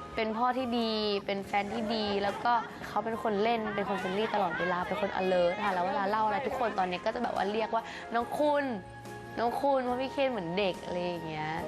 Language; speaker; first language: Thai; native; Thai